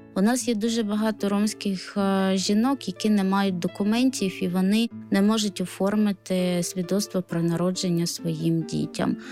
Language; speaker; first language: Ukrainian; non-native, local second language; Romany